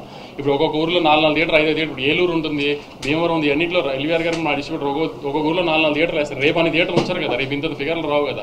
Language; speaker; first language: Telugu; native; Telugu